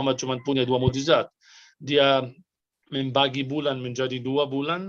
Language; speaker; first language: Indonesian; non-native, fluent; Arabic